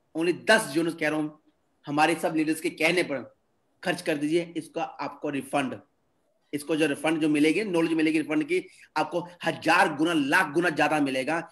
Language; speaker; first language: Hindi; native; Hindi